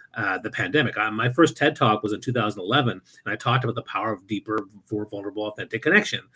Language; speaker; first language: English; native; English